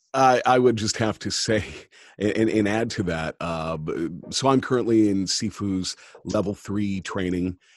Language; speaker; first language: English; native; English